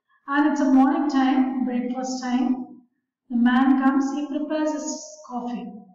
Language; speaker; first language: English; non-native, local second language; Tamil